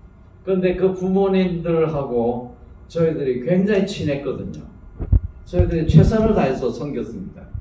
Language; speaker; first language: Korean; native; Korean